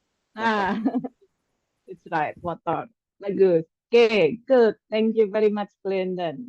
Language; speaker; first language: English; non-native, fluent; Indonesian